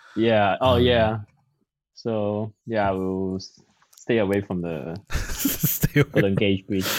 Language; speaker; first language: English; non-native, local second language; Cantonese